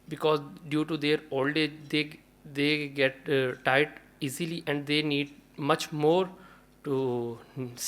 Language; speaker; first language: English; non-native, learner; Urdu